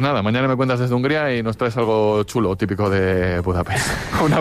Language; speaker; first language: Spanish; native; Spanish